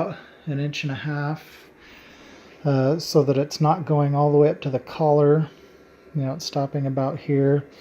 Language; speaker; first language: English; native; English